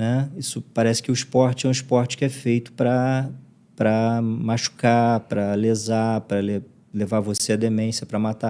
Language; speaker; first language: Portuguese; native; Portuguese